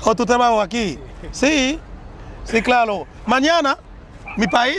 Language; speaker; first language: Spanish; non-native, learner; Haitian Creole